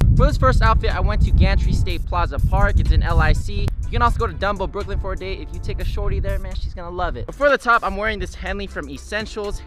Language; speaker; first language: English; native; English